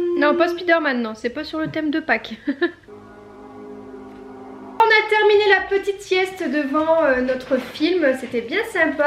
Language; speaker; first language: French; native; French